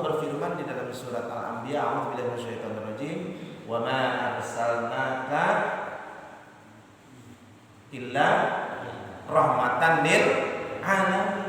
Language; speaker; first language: Indonesian; native; Indonesian